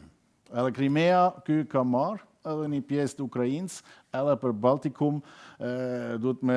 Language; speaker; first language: Albanian; non-native, learner; German